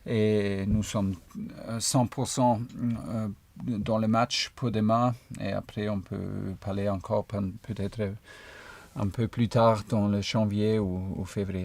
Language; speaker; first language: French; non-native, fluent; German